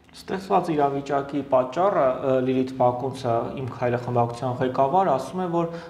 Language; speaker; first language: Armenian; native; Armenian